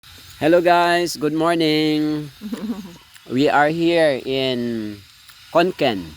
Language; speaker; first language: English; non-native, learner; Thai